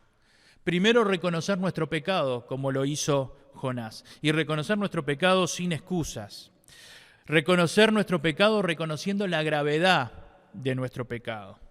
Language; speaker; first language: Spanish; native; Spanish